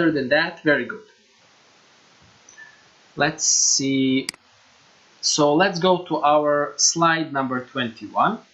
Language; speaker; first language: English; non-native, fluent; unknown